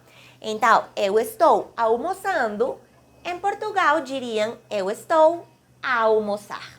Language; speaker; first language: Portuguese; non-native, fluent; Spanish